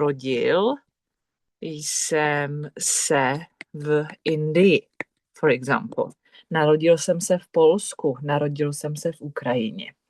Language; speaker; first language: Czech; non-native, fluent; English